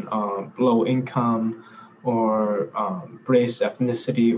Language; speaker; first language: English; early bilingual, other home language; Korean